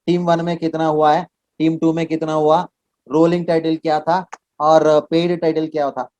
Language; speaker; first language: Hindi; non-native, local second language; Kannada